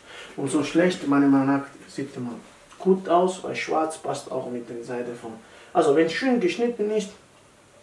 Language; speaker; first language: German; non-native, learner; Italian